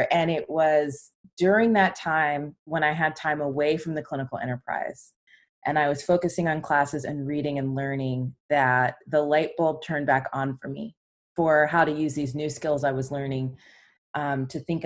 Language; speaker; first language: English; native; English